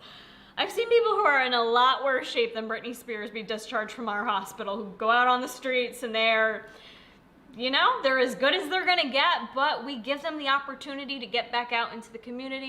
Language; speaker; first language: English; native; English